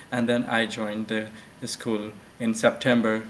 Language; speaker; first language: English; non-native, local second language; Hindi